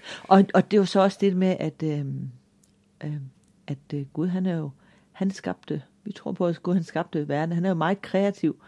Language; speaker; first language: Danish; native; Danish